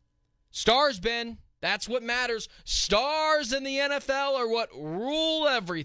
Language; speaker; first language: English; native; English